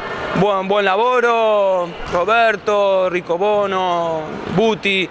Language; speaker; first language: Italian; non-native, learner; Spanish